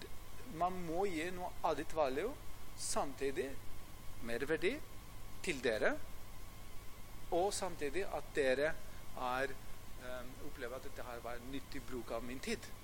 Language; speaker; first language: Norwegian; non-native, fluent; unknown